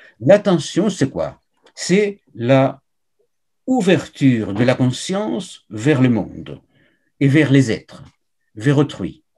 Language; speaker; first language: French; non-native, fluent; Spanish